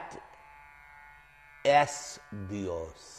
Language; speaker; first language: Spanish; non-native, learner; English